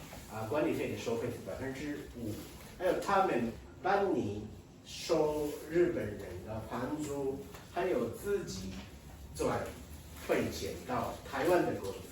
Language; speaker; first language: Chinese; non-native, fluent; Japanese